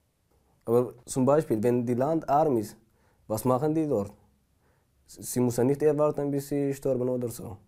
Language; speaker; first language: German; non-native, learner; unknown